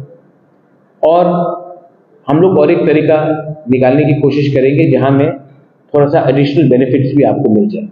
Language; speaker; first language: Hindi; non-native, local second language; Kok Borok